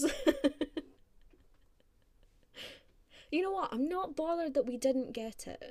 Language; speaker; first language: English; native; English